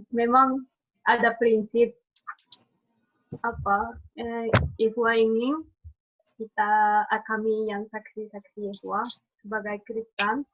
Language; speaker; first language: Indonesian; non-native, fluent; Japanese